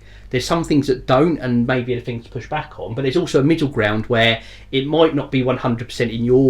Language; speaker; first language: English; native; English